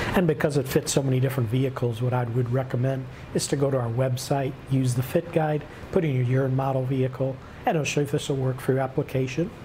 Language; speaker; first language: English; native; English